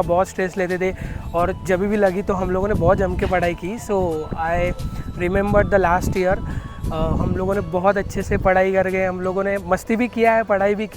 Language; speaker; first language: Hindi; non-native, local second language; Marathi